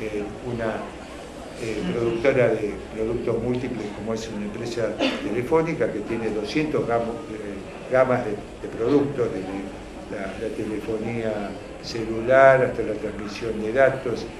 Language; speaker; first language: Spanish; native; Spanish